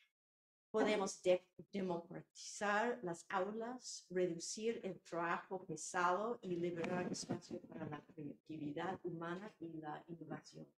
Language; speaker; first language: Spanish; non-native, fluent; English